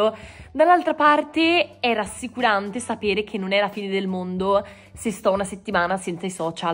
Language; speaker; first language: Italian; native; Italian